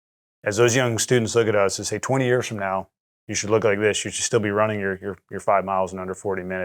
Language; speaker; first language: English; native; English